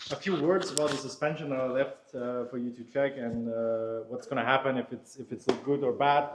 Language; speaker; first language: English; non-native, fluent; Bulgarian